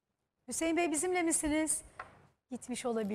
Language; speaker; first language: Turkish; native; Turkish